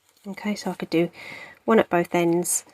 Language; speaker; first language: English; native; English